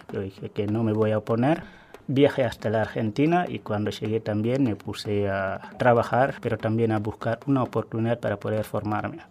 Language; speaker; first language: Spanish; non-native, fluent; Wolof